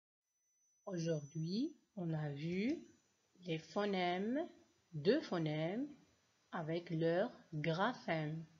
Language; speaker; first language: French; non-native, local second language; Arabic